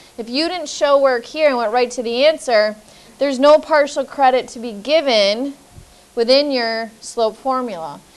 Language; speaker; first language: English; native; English